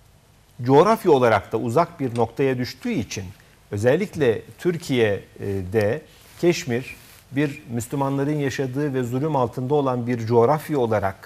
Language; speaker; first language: Turkish; native; Turkish